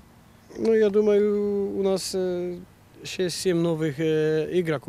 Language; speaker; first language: Russian; non-native, learner; Polish